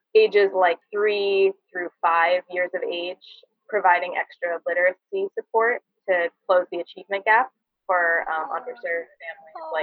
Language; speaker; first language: English; native; English